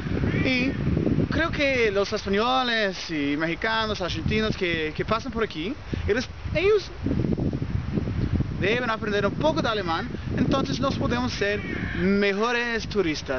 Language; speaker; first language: Spanish; non-native, learner; English